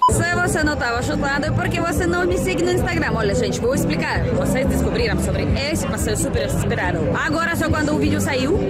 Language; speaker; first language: Portuguese; non-native, fluent; Russian